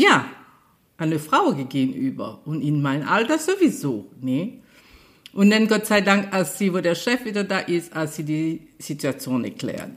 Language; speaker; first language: German; non-native, fluent; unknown